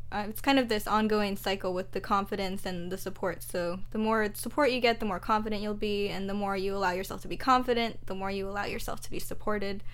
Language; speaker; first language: English; native; English